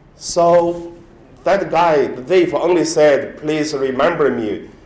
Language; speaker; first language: English; non-native, learner; Chinese